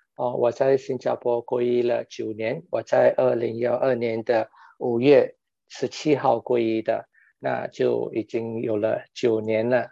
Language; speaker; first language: Chinese; non-native, local second language; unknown